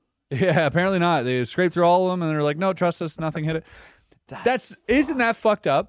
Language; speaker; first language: English; native; English